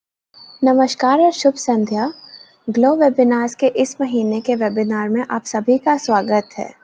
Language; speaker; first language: Hindi; native; Hindi